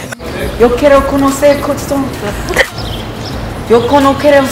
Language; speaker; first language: Spanish; non-native, learner; English